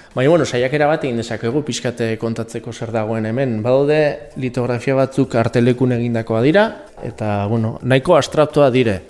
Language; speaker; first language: Basque; non-native, local second language; Spanish